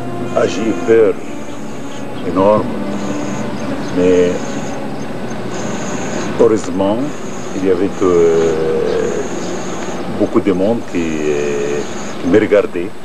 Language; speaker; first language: French; non-native, fluent; Arabic